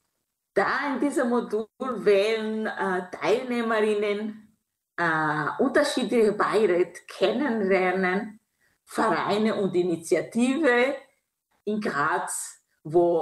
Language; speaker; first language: German; non-native, fluent; Kinyarwanda